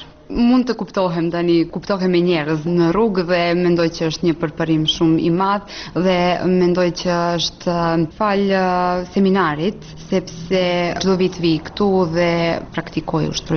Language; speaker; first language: Albanian; non-native, fluent; Serbian